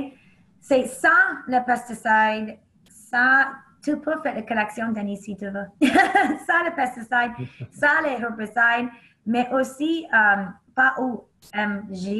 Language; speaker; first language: French; non-native, learner; English